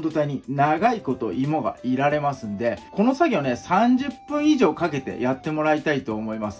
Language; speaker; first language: Japanese; native; Japanese